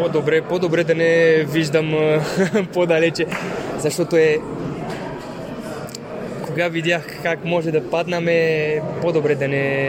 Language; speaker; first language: Bulgarian; non-native, fluent; Romanian